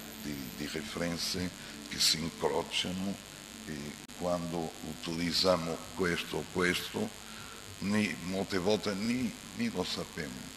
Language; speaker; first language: Italian; non-native, fluent; Portuguese